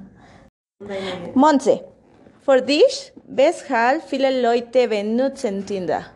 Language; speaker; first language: German; non-native, learner; Spanish